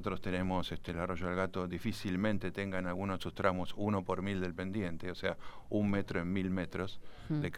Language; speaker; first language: Spanish; native; Spanish